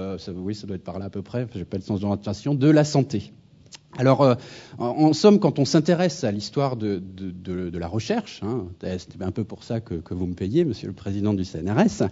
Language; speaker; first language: French; native; French